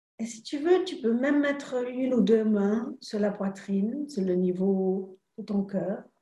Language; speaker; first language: French; non-native, fluent; German